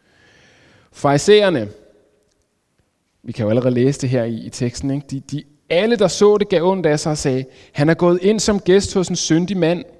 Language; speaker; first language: Danish; native; Danish